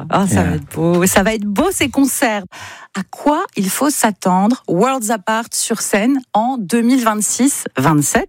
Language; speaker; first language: French; native; French